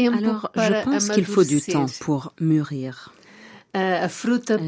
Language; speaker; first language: French; non-native, fluent; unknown